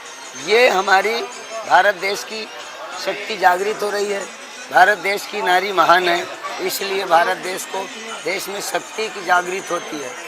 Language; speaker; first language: Hindi; native; Hindi